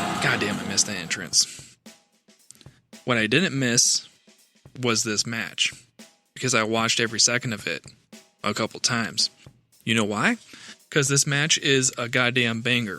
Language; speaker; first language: English; native; English